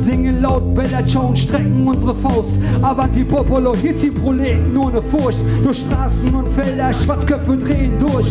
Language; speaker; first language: German; early bilingual, other home language; Turkish